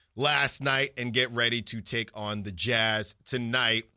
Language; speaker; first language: English; native; English